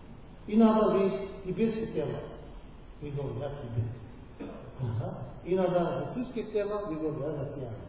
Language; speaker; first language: Russian; non-native, learner; Tibetan